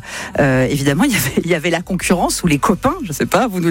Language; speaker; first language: French; native; French